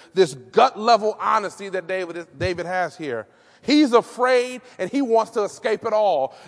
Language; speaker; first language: English; native; English